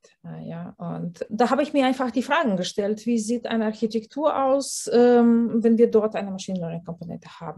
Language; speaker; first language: German; non-native, fluent; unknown